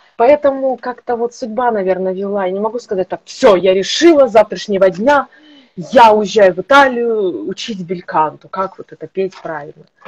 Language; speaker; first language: Russian; native; Russian